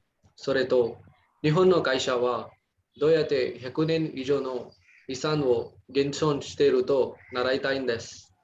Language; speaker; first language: Japanese; non-native, learner; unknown